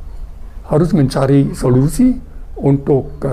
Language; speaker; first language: Indonesian; non-native, fluent; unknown